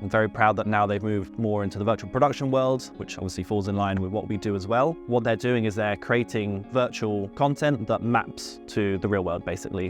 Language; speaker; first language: English; native; English